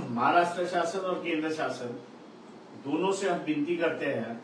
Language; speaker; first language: Hindi; non-native, local second language; Marathi